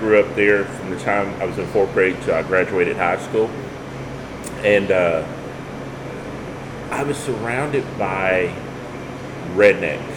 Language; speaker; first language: English; native; English